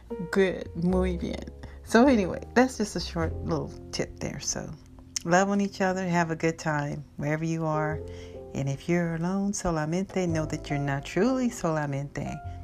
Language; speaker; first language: English; native; English